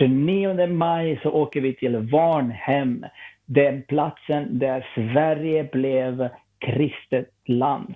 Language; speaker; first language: Swedish; non-native, fluent; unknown